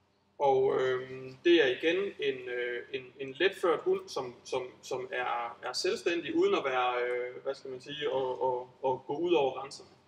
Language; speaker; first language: Danish; native; Danish